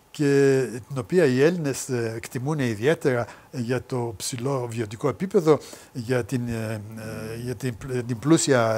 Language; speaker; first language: Greek; native; Greek